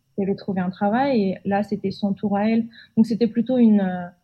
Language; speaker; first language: French; non-native, fluent; Russian